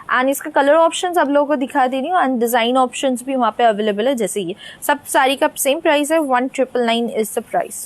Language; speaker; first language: Hindi; non-native, local second language; Bangla